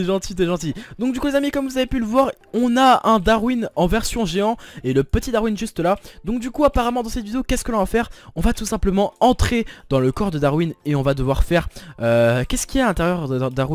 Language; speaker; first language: French; native; French